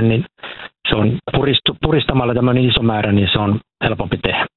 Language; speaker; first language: Finnish; native; Finnish